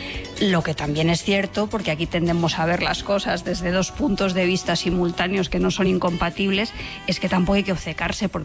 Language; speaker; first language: Spanish; native; Spanish